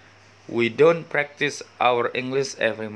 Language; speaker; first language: English; non-native, learner; Indonesian